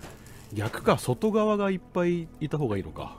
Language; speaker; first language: Japanese; native; Japanese